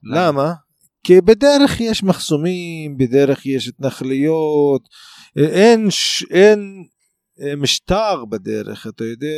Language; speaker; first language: Hebrew; non-native, local second language; Arabic